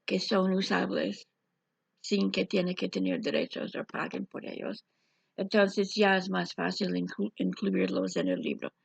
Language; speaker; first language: Spanish; non-native, fluent; English